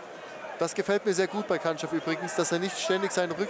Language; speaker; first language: German; native; German